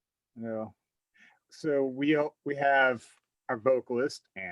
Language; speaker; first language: English; native; English